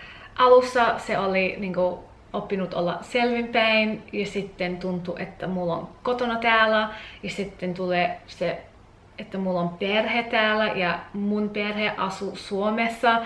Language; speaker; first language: Finnish; non-native, learner; English